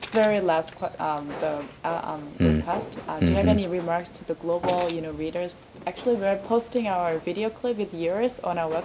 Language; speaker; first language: English; non-native, fluent; Korean